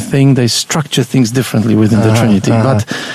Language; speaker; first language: English; non-native, fluent; Polish